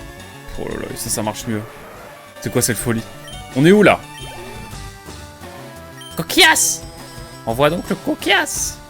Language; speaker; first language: French; native; French